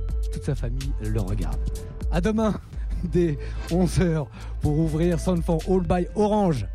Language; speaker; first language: French; native; French